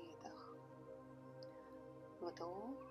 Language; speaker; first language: Russian; native; Russian